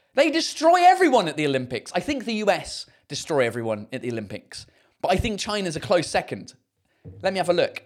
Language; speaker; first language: English; native; English